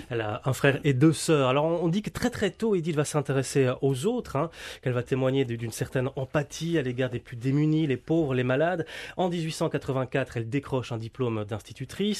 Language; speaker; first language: French; native; French